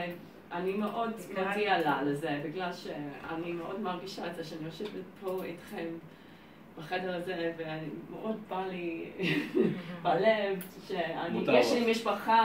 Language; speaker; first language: Hebrew; early bilingual, heritage; Hebrew